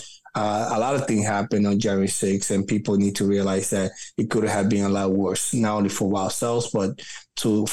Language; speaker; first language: English; early bilingual, other home language; Spanish